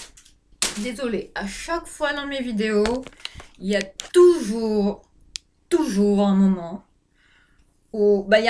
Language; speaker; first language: French; native; French